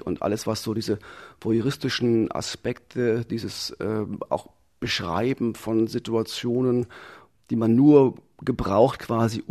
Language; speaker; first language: German; native; German